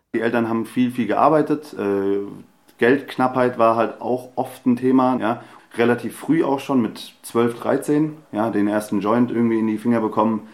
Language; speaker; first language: German; native; German